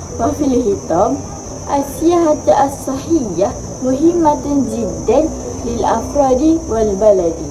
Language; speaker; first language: Arabic; non-native, learner; Malay